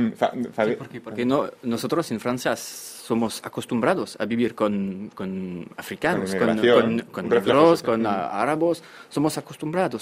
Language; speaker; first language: Spanish; non-native, fluent; French